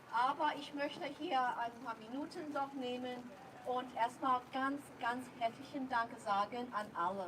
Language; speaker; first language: German; non-native, fluent; Cantonese